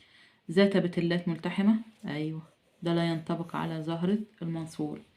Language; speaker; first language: Arabic; native; Arabic